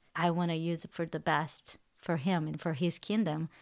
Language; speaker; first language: English; non-native, fluent; Portuguese